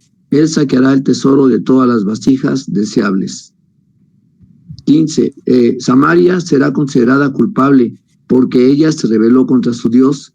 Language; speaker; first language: Spanish; native; Spanish